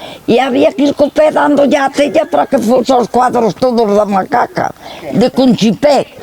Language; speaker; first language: Galician; native; Galician